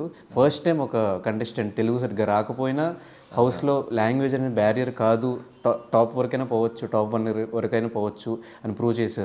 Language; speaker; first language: Telugu; native; Telugu